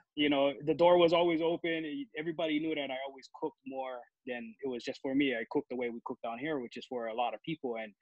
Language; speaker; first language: English; native; English